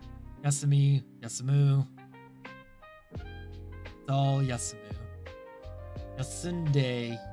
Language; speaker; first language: Japanese; non-native, learner; English